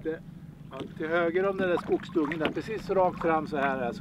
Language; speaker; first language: Swedish; native; Swedish